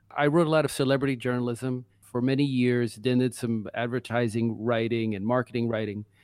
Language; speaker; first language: English; native; English